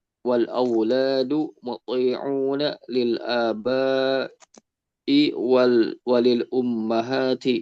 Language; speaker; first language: Arabic; non-native, learner; Indonesian